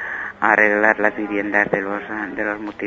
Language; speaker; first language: Spanish; native; Spanish